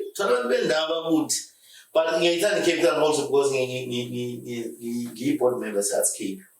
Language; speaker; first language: Zulu; native; Zulu